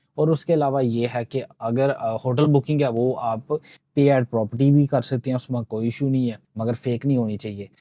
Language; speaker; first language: Urdu; non-native, local second language; Punjabi